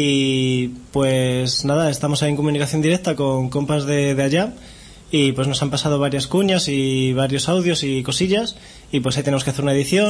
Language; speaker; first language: Spanish; native; Spanish